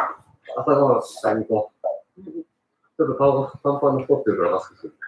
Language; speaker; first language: Japanese; native; Japanese